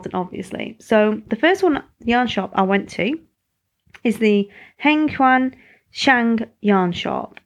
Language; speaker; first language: English; native; English